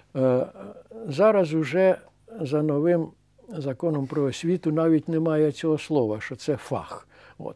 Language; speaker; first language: Ukrainian; native; Ukrainian